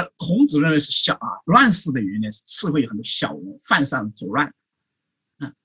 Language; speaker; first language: Chinese; native; Chinese